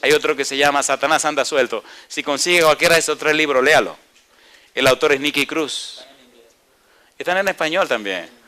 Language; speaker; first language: Spanish; native; Spanish